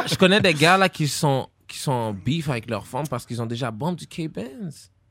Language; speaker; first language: French; native; French